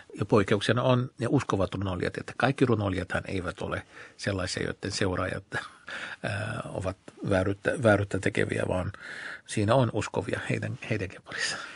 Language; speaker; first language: Finnish; non-native, fluent; Arabic